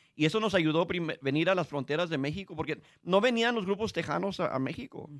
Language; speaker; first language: Spanish; early bilingual, heritage; Spanish